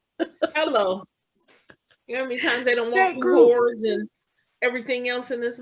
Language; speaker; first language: English; native; English